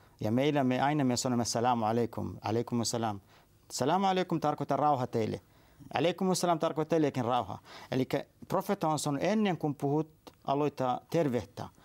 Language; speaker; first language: Finnish; non-native, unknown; Arabic